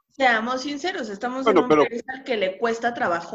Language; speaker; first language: Spanish; native; Spanish